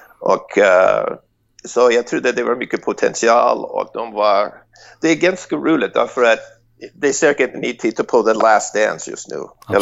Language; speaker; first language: Swedish; non-native, fluent; English